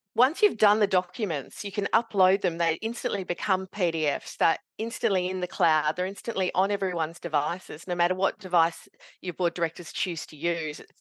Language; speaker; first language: English; native; English